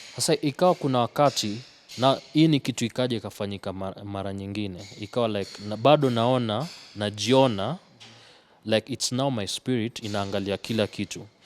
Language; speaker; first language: Swahili; native; Swahili